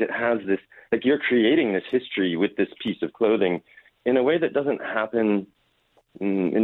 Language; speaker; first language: English; native; English